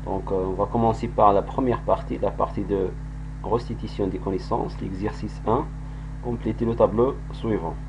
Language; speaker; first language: French; non-native, local second language; Arabic